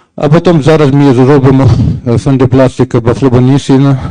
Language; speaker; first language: Ukrainian; non-native, learner; Arabic